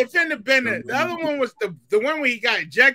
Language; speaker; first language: English; native; English